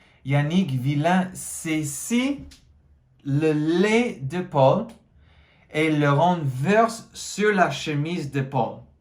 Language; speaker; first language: French; non-native, fluent; English